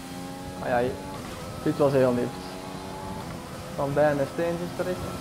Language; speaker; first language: Dutch; native; Dutch